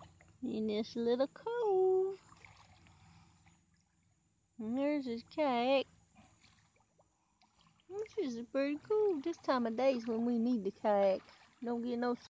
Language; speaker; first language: English; native; English